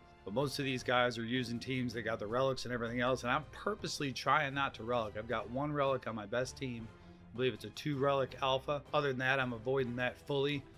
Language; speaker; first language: English; native; English